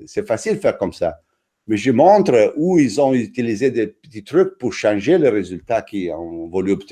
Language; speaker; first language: French; non-native, fluent; Italian